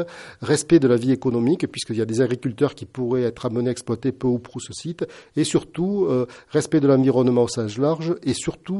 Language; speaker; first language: French; native; French